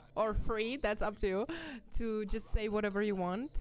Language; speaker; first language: English; non-native, fluent; Czech